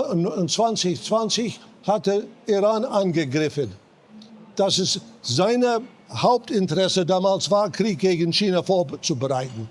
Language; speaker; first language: German; non-native, fluent; English